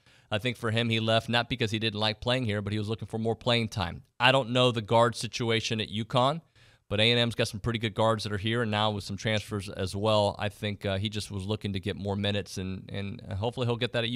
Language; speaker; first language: English; native; English